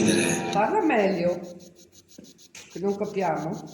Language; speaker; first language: Italian; native; Italian